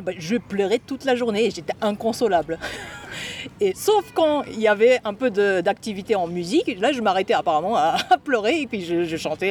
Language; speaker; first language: French; non-native, fluent; Japanese